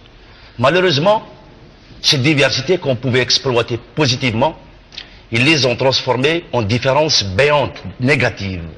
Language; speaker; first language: French; non-native, local second language; Kabyle